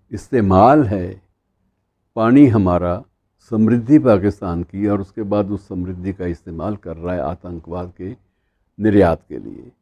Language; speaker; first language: Hindi; native; Hindi